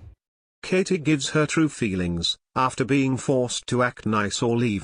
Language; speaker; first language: English; native; English